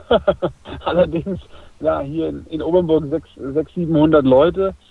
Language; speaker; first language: German; native; German